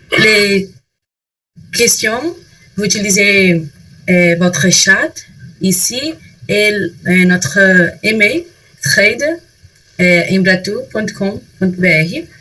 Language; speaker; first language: French; non-native, learner; Portuguese